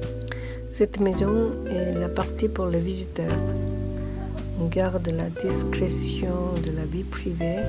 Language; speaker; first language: French; non-native, learner; Korean